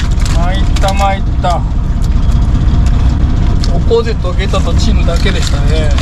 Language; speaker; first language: Japanese; native; Japanese